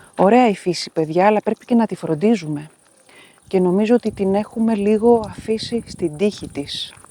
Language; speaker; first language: Greek; native; Greek